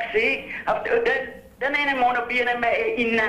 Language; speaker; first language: Greek; non-native, learner; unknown